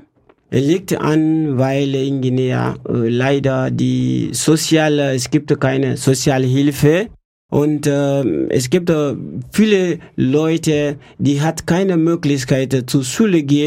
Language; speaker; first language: German; non-native, learner; French